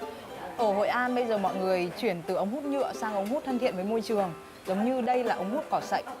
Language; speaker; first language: Vietnamese; native; Vietnamese